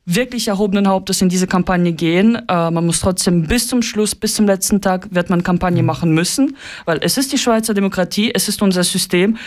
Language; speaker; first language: German; non-native, learner; Russian